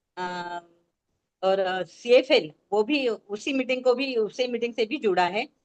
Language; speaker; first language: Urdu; non-native, local second language; Marathi